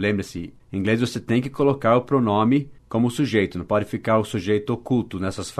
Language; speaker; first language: Portuguese; non-native, fluent; English